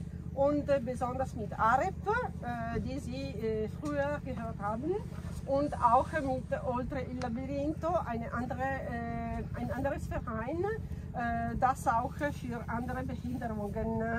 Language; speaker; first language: German; non-native, fluent; Italian